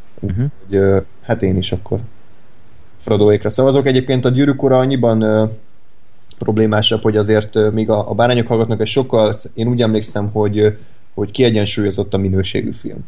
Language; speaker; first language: Hungarian; native; Hungarian